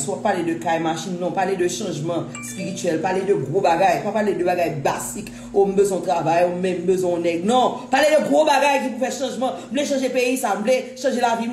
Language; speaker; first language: French; non-native, local second language; Haitian Creole